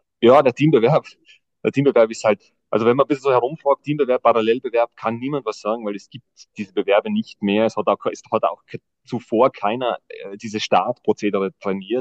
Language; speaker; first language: German; native; German